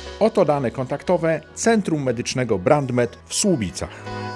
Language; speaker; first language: Polish; native; Polish